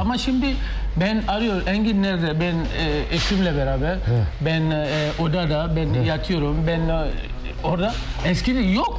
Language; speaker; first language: Turkish; non-native, learner; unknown